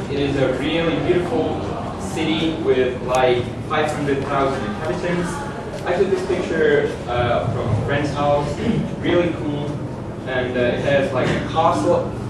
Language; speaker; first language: English; non-native, fluent; German